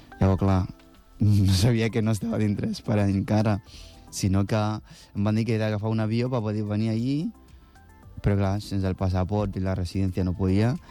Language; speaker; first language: Catalan; non-native, fluent; Akan